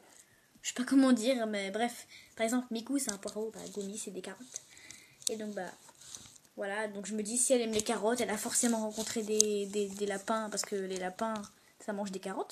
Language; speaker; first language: French; native; French